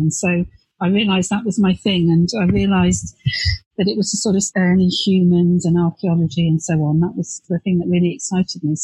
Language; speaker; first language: English; native; English